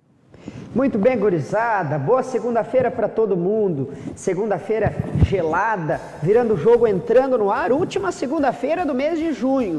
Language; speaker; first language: Portuguese; native; Portuguese